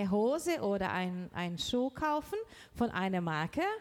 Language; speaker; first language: German; non-native, learner; Portuguese